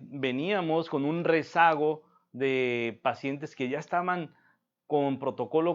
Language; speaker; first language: Spanish; native; Spanish